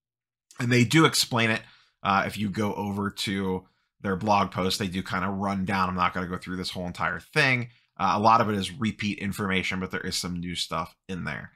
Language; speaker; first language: English; native; English